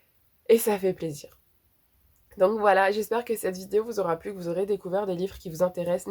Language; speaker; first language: French; native; French